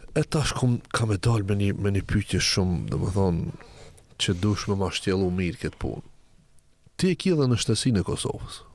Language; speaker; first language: Albanian; native; Albanian